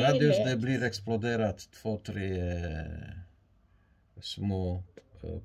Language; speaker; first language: Swedish; non-native, learner; Romanian